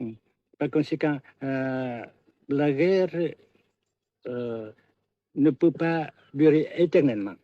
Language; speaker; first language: French; non-native, fluent; Vietnamese